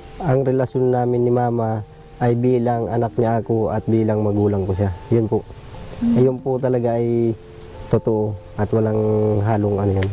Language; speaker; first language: Filipino; native; Filipino